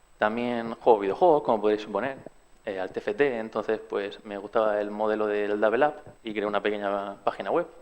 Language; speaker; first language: Spanish; early bilingual, other home language; Romanian